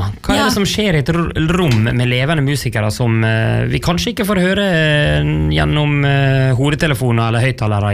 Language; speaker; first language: Norwegian; native; Norwegian